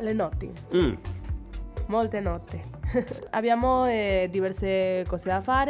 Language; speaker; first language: Italian; non-native, fluent; Spanish